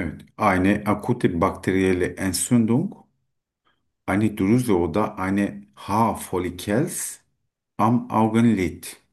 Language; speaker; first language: German; non-native, learner; Turkish